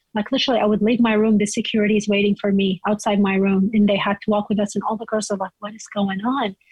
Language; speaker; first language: English; non-native, fluent; Arabic